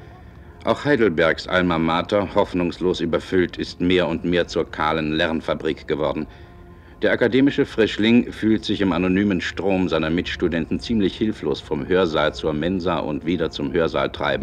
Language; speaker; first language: German; native; German